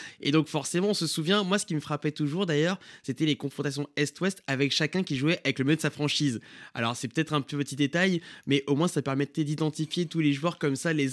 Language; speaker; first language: French; native; French